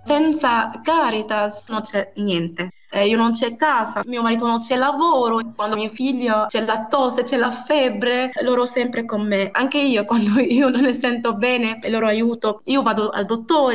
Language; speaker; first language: Italian; non-native, learner; Arabic